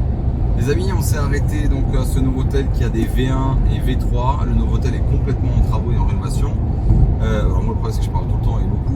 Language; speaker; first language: French; native; French